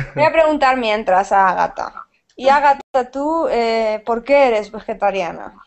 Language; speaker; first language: Spanish; native; Spanish